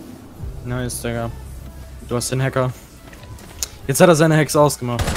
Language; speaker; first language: German; native; German